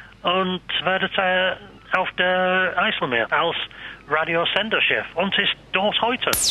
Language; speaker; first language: German; non-native, learner; English